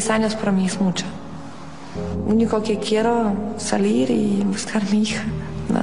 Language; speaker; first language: Spanish; non-native, learner; Lithuanian